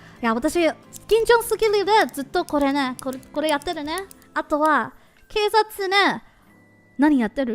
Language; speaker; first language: Japanese; non-native, learner; English